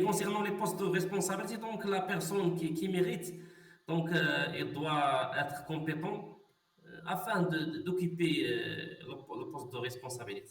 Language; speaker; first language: French; non-native, local second language; Arabic